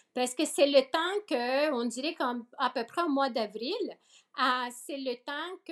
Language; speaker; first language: French; early bilingual, other home language; Spanish